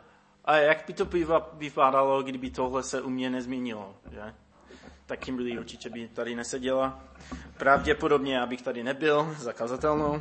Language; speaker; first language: Czech; non-native, fluent; English